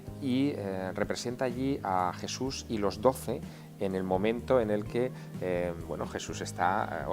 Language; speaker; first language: Spanish; native; Spanish